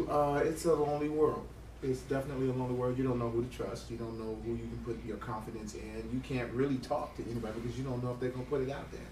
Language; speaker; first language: English; native; English